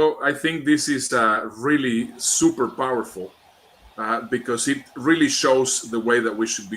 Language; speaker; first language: English; non-native, fluent; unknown